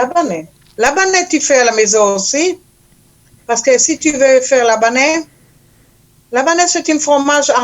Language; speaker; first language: French; non-native, learner; Hebrew